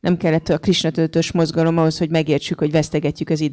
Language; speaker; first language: Hungarian; native; Hungarian